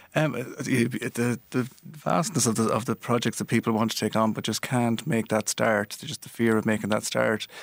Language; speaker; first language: English; native; English